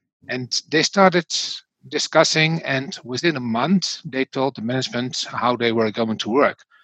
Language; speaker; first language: English; non-native, fluent; Dutch